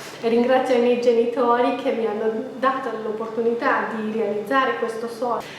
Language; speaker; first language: Italian; non-native, fluent; Albanian